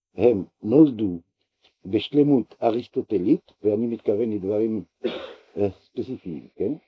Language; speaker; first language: Hebrew; non-native, fluent; French